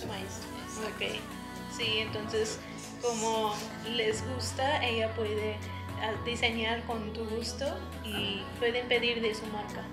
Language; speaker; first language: Spanish; non-native, learner; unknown